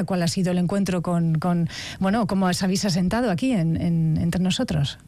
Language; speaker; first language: Spanish; non-native, learner; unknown